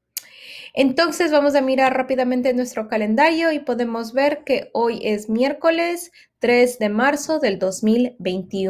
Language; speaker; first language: Spanish; early bilingual, heritage; Spanish